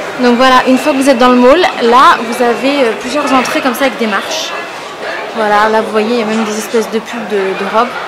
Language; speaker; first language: French; native; French